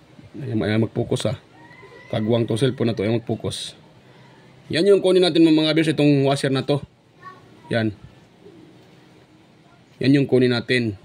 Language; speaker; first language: Filipino; native; Filipino